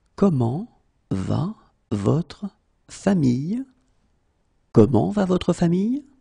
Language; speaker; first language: French; native; French